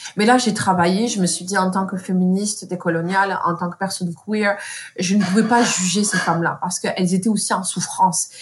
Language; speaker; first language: French; native; French